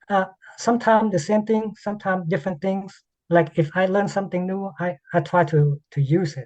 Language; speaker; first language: English; non-native, learner; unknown